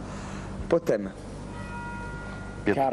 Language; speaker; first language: Polish; non-native, learner; French